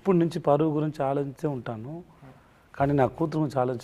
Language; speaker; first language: Telugu; non-native, learner; Tamil